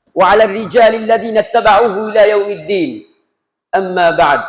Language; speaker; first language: Arabic; non-native, fluent; Bangla